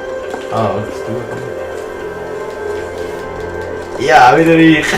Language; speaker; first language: German; native; German